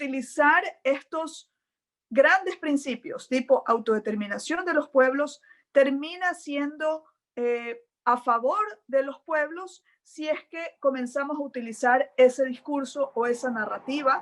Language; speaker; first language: Spanish; native; Spanish